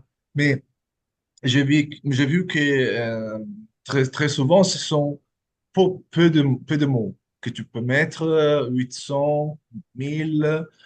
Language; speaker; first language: French; non-native, fluent; Italian